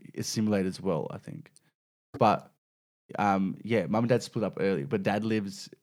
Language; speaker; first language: English; native; English